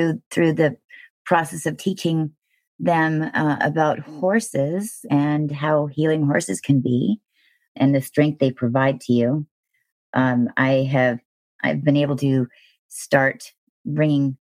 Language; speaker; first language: English; native; English